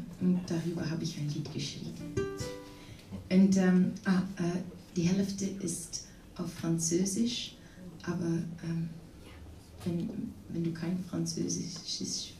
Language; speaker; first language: German; non-native, learner; Dutch